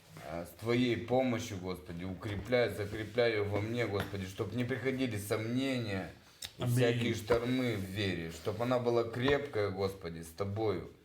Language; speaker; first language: Russian; native; Russian